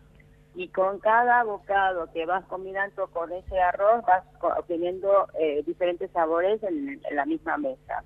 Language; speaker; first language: Spanish; early bilingual, other home language; Korean